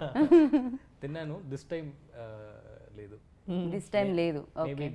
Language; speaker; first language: Telugu; non-native, learner; Tamil